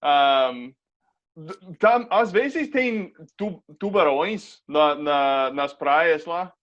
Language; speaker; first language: Portuguese; non-native, fluent; English